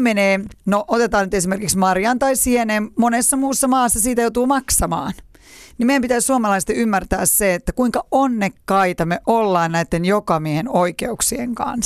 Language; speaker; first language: Finnish; native; Finnish